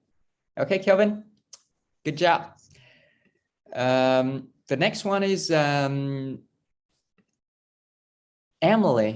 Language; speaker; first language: English; non-native, fluent; Vietnamese